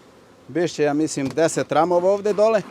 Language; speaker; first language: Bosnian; early bilingual, heritage; Serbian